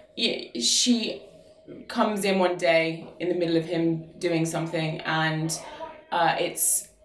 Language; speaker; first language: English; native; English